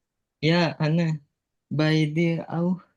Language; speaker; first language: German; non-native, learner; Indonesian